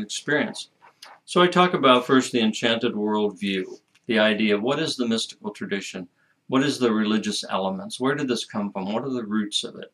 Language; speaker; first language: English; native; English